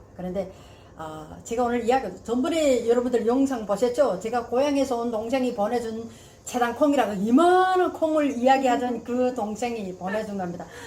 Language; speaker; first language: Korean; native; Korean